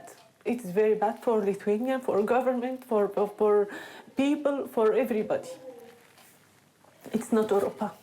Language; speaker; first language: English; non-native, learner; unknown